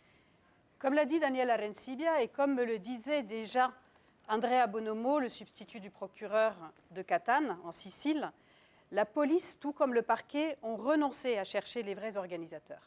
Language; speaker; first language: French; native; French